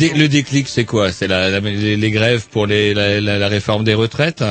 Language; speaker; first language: French; native; French